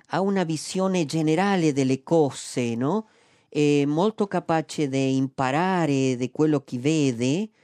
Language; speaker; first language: Italian; non-native, fluent; Spanish